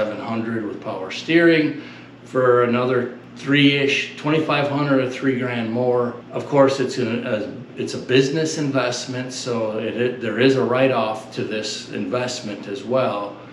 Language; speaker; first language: English; native; English